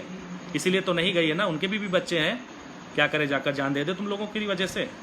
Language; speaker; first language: Hindi; native; Hindi